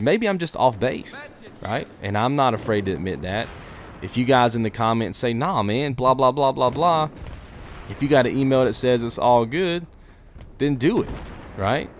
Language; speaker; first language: English; native; English